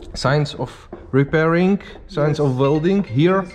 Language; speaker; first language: English; non-native, learner; Czech